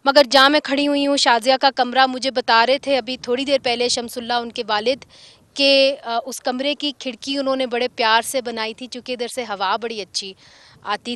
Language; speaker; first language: Urdu; native; Urdu